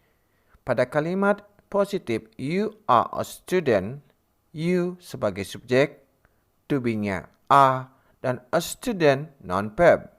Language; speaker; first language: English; non-native, fluent; Indonesian